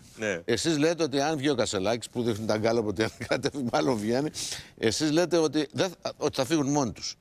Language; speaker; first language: Greek; native; Greek